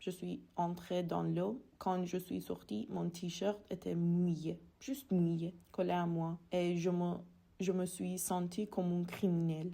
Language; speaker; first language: French; non-native, fluent; Persian